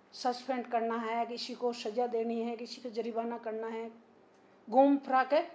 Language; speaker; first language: Hindi; native; Hindi